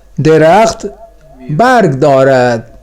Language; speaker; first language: Persian; non-native, fluent; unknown